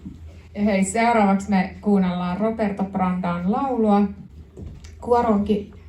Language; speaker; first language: Finnish; native; Finnish